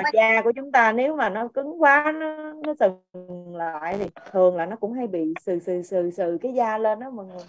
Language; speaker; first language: Vietnamese; native; Vietnamese